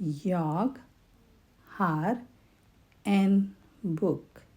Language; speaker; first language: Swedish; non-native, fluent; Urdu